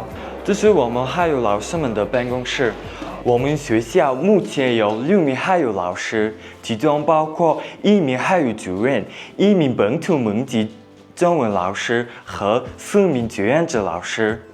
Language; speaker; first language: Chinese; non-native, learner; Mongolian